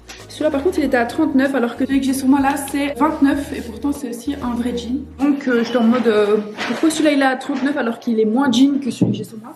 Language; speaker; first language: French; native; French